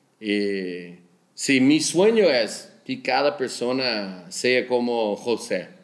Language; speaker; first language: Spanish; non-native, learner; Dutch